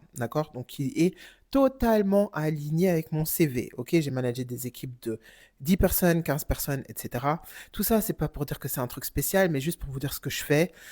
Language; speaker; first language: French; non-native, fluent; German